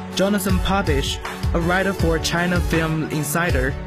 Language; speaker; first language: English; non-native, fluent; Chinese